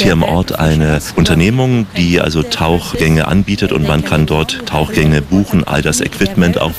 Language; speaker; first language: German; native; German